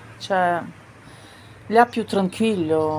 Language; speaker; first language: Italian; non-native, learner; Ukrainian